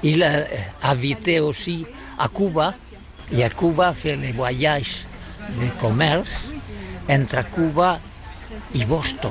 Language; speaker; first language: French; non-native, learner; Catalan